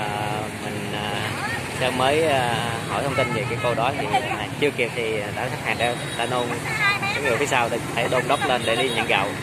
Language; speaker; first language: Vietnamese; native; Vietnamese